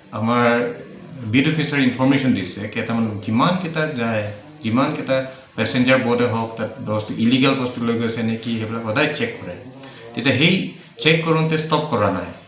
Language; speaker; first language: Assamese; non-native, local second language; Karbi